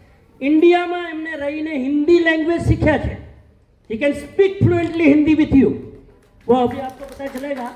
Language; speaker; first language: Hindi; non-native, local second language; Gujarati